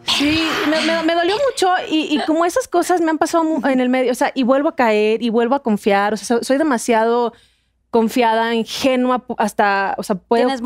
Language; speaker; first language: Spanish; native; Spanish